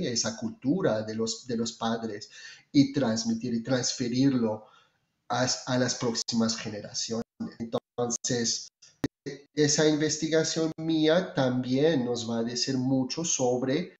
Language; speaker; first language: Spanish; non-native, fluent; French